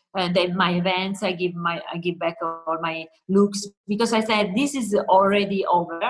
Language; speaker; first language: English; non-native, learner; Italian